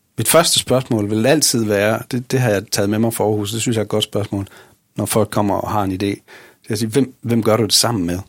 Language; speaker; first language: Danish; native; Danish